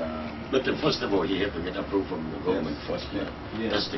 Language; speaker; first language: English; non-native, learner; Vietnamese